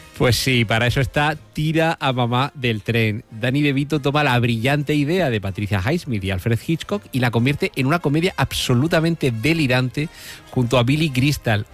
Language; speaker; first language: Spanish; native; Spanish